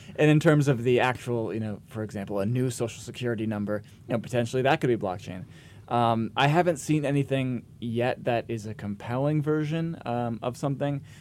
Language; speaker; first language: English; native; English